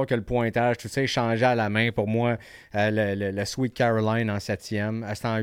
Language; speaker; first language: French; native; French